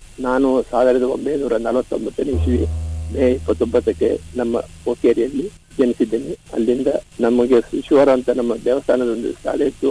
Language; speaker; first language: Kannada; non-native, local second language; Kodava